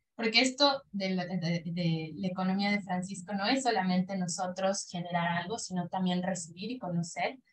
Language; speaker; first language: Spanish; native; Spanish